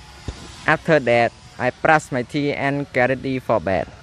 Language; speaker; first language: English; non-native, learner; Khmer